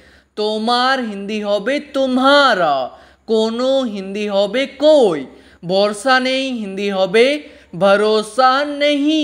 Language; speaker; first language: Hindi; non-native, local second language; Bangla